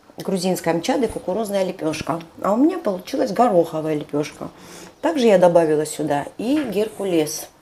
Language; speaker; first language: Russian; non-native, local second language; Georgian